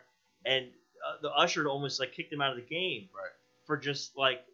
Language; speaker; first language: English; native; English